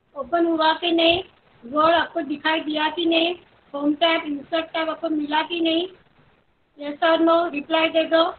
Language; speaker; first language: Hindi; non-native, local second language; Marathi